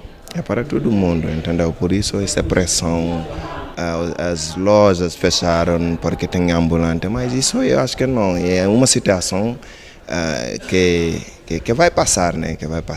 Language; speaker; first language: Portuguese; non-native, fluent; Wolof